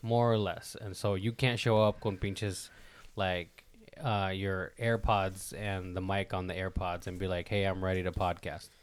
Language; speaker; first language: English; early bilingual, other home language; Spanish